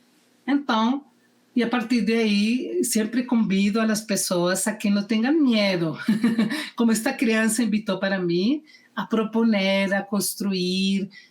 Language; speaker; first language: Portuguese; non-native, fluent; Spanish